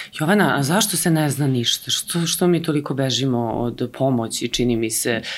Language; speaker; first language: Serbian; native; Serbian